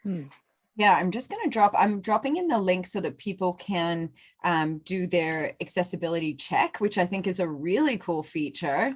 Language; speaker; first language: English; native; English